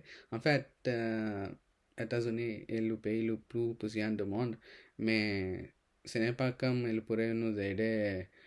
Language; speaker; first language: French; non-native, learner; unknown